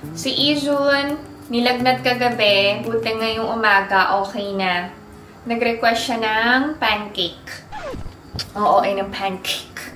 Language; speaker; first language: Filipino; native; Filipino